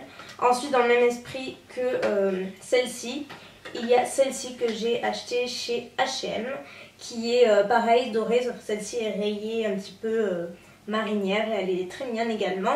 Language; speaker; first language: French; native; French